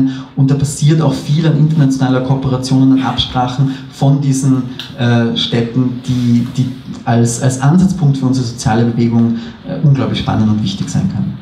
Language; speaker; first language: German; native; German